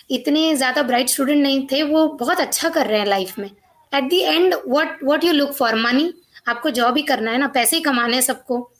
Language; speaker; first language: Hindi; non-native, local second language; Marathi